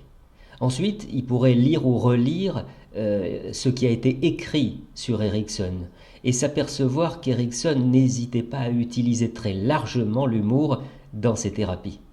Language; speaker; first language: French; native; French